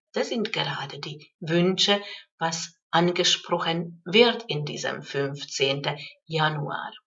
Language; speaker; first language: German; non-native, fluent; Hungarian